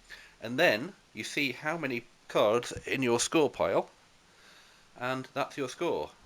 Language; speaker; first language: English; native; English